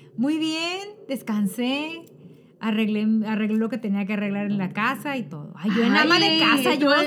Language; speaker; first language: Spanish; native; Spanish